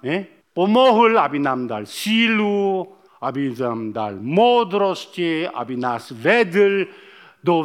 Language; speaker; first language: Czech; non-native, fluent; Korean